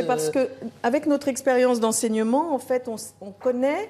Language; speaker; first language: French; native; French